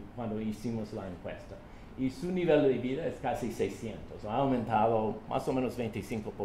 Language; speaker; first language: Spanish; non-native, fluent; English